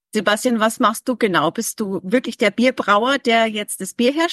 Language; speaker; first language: German; native; German